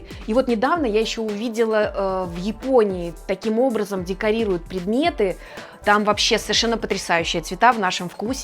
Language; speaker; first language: Russian; native; Russian